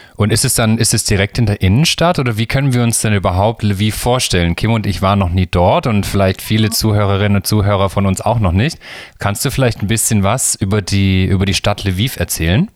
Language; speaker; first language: German; native; German